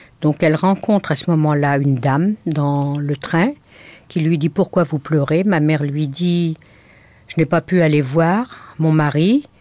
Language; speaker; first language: French; native; French